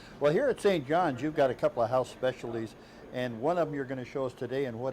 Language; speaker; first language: English; native; English